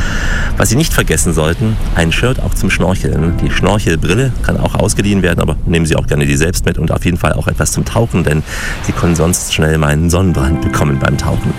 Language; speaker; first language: German; native; German